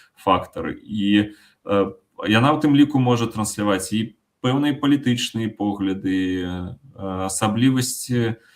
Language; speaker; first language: Belarusian; non-native, local second language; Russian